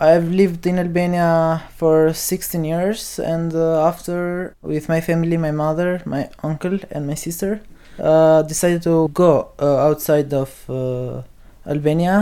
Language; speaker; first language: English; non-native, learner; Albanian